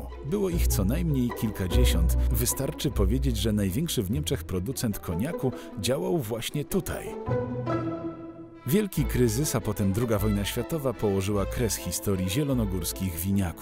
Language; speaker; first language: Polish; native; Polish